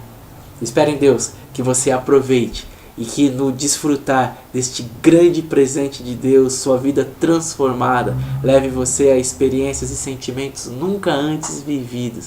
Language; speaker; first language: Portuguese; native; Portuguese